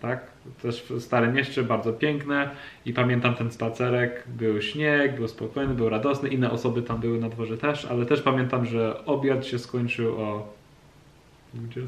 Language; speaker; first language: Polish; non-native, learner; English